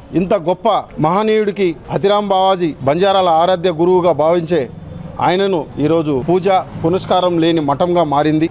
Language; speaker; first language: Telugu; non-native, local second language; Lambadi